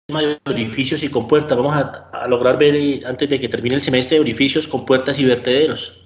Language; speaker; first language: Spanish; native; Spanish